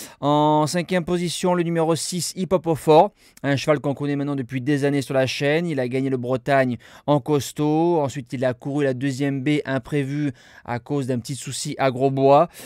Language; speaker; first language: French; native; French